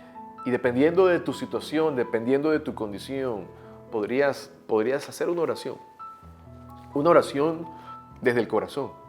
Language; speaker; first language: Spanish; native; Spanish